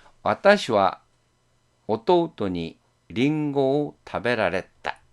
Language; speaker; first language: Japanese; non-native, fluent; Korean